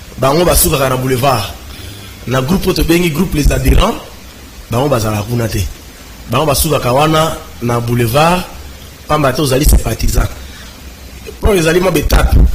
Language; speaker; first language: Lingala; native; Lingala